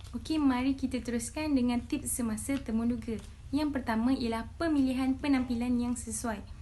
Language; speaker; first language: Malay; native; Malay